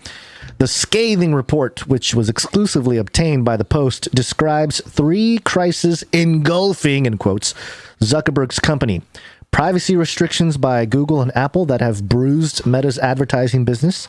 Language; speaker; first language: English; native; English